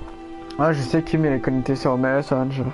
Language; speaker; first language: French; native; French